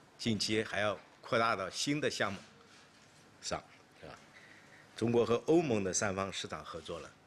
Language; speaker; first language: Chinese; native; Chinese